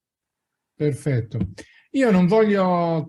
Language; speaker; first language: Italian; native; Italian